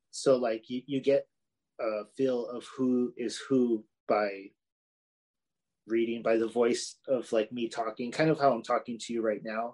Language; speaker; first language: English; native; English